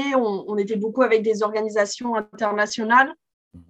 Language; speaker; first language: French; native; French